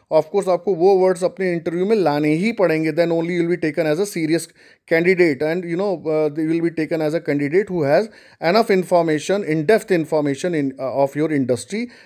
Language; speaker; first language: Hindi; native; Hindi